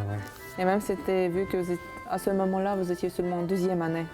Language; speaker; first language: French; non-native, fluent; Uzbek